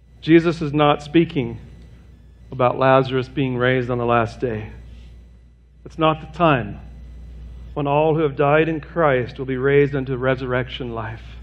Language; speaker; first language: English; native; English